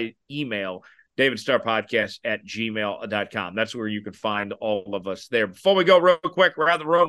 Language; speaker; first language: English; native; English